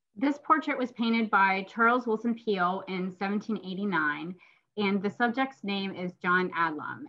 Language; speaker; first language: English; native; English